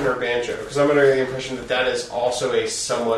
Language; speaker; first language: English; native; English